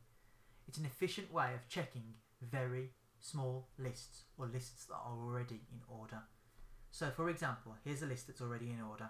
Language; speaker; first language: English; native; English